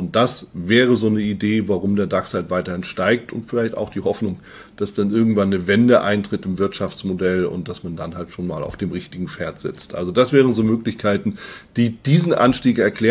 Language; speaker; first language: German; native; German